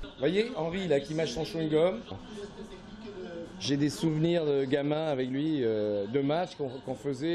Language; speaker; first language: French; native; French